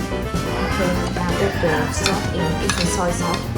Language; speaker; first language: English; non-native, fluent; Vietnamese